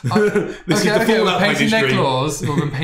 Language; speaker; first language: English; native; English